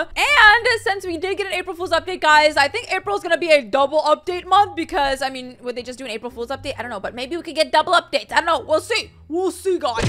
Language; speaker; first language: English; native; English